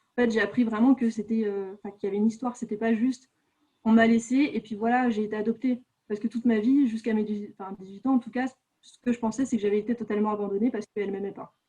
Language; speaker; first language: French; native; French